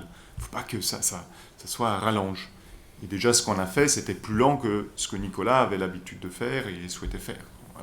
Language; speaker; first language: French; native; French